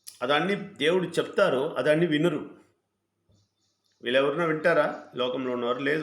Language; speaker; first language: Telugu; non-native, fluent; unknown